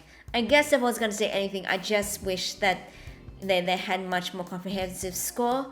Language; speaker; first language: English; native; English